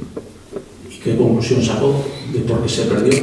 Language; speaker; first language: Spanish; native; Spanish